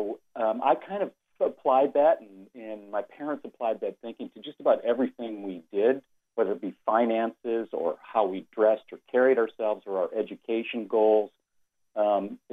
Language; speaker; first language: English; native; English